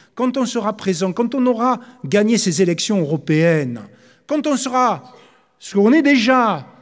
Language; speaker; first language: French; native; French